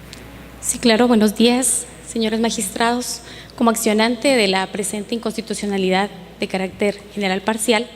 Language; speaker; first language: Spanish; native; Spanish